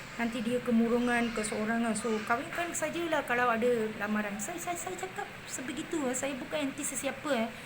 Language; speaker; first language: Malay; non-native, local second language; Tamil